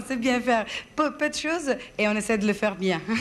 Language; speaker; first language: French; non-native, fluent; Italian